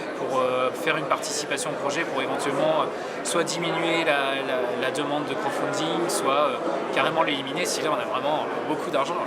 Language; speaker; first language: French; native; French